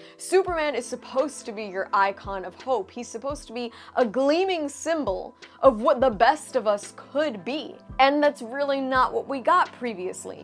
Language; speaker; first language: English; native; English